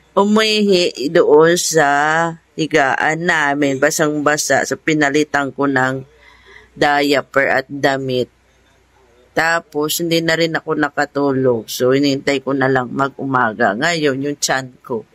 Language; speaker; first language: Filipino; non-native, local second language; Bikol